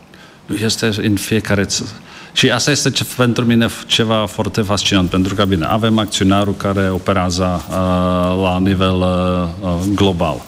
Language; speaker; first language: Romanian; non-native, learner; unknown